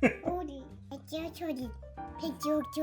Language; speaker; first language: Korean; early bilingual, heritage; Korean